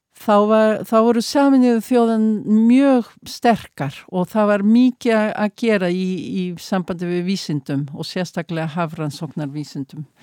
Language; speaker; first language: Icelandic; early bilingual, heritage; Icelandic